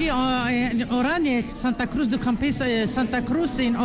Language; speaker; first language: Spanish; non-native, learner; Arabic